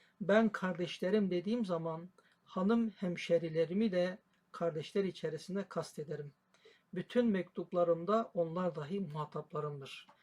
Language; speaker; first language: Turkish; native; Turkish